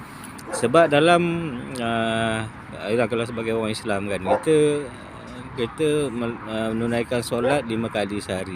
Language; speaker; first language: Malay; native; Malay